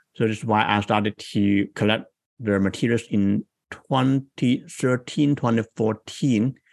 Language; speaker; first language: English; non-native, fluent; Chinese